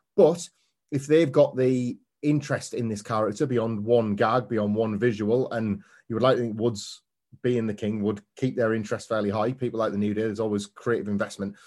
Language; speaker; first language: English; native; English